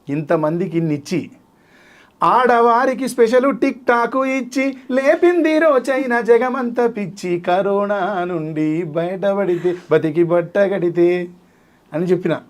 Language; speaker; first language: Telugu; native; Telugu